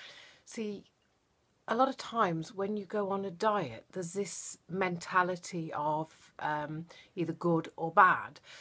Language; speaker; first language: English; native; English